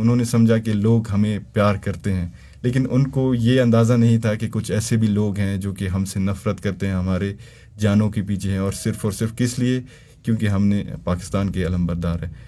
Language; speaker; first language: Urdu; non-native, local second language; Brahui